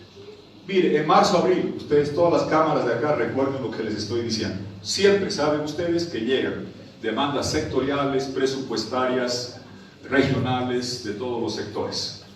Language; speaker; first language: Spanish; native; Spanish